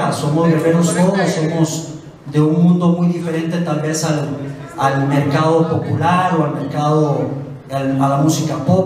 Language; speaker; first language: Spanish; native; Spanish